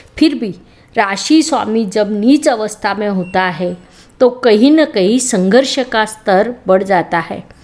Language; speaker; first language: Hindi; native; Hindi